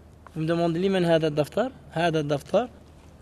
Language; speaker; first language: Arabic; non-native, fluent; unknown